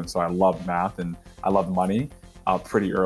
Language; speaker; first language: English; native; English